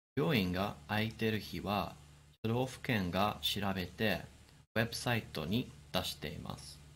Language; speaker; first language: Japanese; non-native, fluent; English